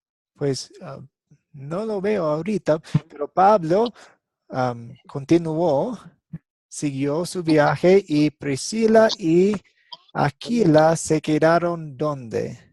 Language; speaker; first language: Spanish; non-native, fluent; English